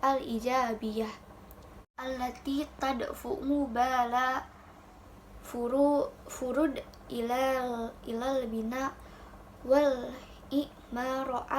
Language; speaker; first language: Arabic; non-native, learner; Indonesian